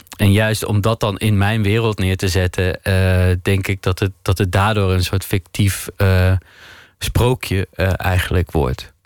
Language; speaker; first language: Dutch; native; Dutch